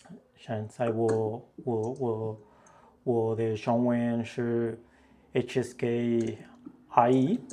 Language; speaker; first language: Chinese; non-native, learner; Spanish